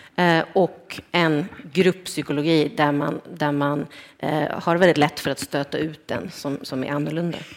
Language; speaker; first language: Swedish; native; Swedish